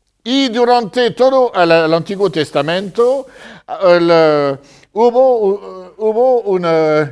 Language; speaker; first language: Spanish; non-native, fluent; French